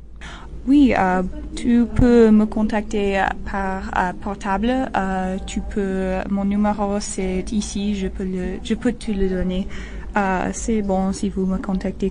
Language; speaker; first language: French; non-native, learner; English